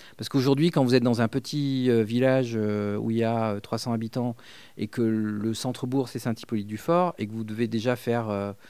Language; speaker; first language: French; non-native, fluent; Spanish